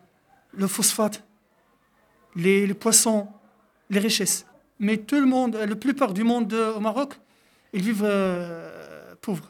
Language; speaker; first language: French; non-native, local second language; Arabic